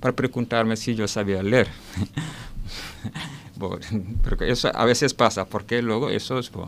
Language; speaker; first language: Spanish; non-native, learner; Wolof